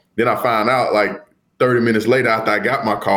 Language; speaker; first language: English; native; English